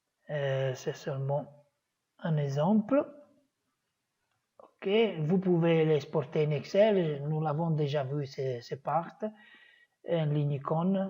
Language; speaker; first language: French; non-native, fluent; Italian